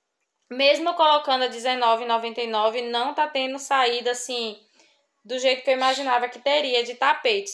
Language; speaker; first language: Portuguese; native; Portuguese